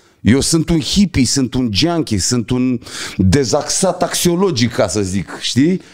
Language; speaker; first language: Romanian; native; Romanian